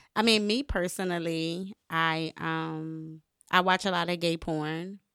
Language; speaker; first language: English; native; English